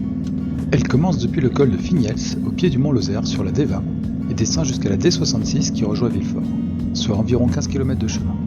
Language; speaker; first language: French; native; French